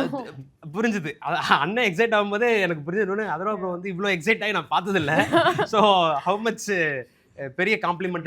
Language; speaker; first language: Tamil; native; Tamil